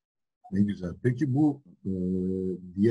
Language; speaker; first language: Turkish; native; Turkish